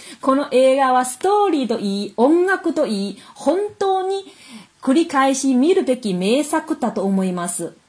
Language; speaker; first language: Japanese; non-native, fluent; Chinese